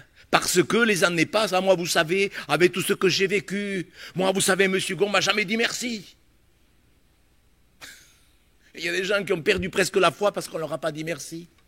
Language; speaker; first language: French; native; French